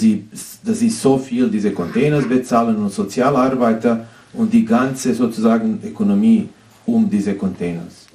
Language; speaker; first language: German; non-native, fluent; Serbian